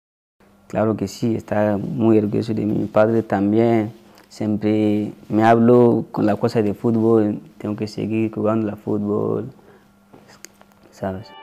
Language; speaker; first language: Spanish; non-native, learner; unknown